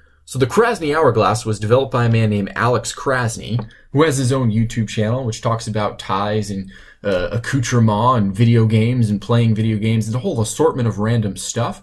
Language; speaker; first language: English; native; English